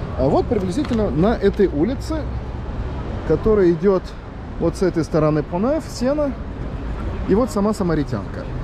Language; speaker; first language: Russian; early bilingual, heritage; Russian